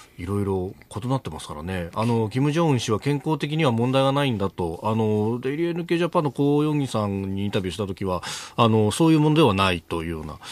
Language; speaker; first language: Japanese; native; Japanese